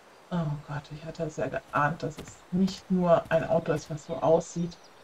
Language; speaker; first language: German; native; German